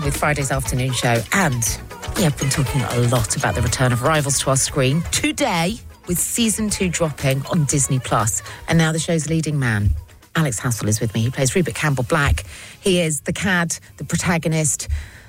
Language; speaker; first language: English; native; English